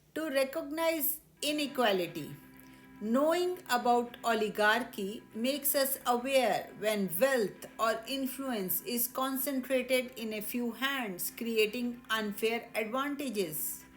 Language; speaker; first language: English; non-native, local second language; Hindi